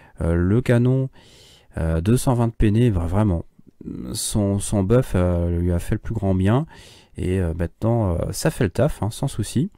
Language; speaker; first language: French; native; French